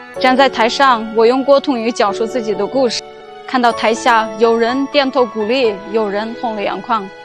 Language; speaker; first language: Chinese; non-native, local second language; Uyghur